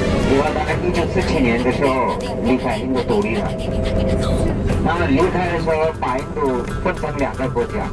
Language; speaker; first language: Chinese; non-native, fluent; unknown